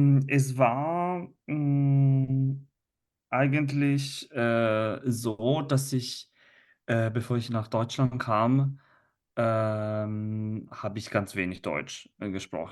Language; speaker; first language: German; non-native, fluent; Italian